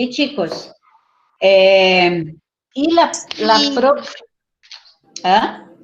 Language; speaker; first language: Spanish; non-native, fluent; Portuguese